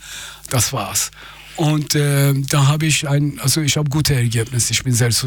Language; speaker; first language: German; non-native, fluent; Persian